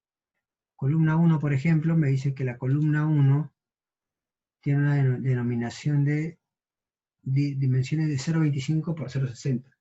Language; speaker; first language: Spanish; native; Spanish